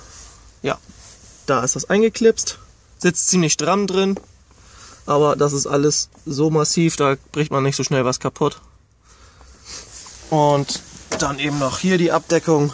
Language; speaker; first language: German; native; German